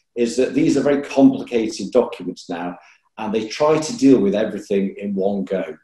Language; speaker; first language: English; native; English